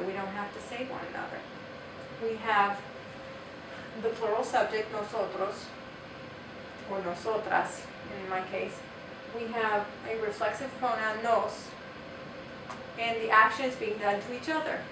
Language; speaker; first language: English; native; English